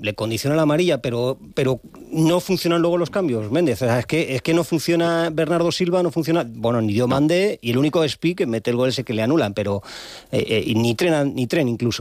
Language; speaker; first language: Spanish; native; Spanish